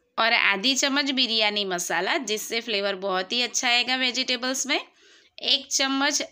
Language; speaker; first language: Hindi; non-native, local second language; Gujarati